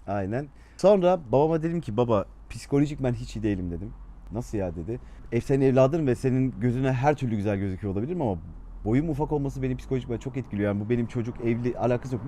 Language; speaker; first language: Turkish; early bilingual, heritage; Turkish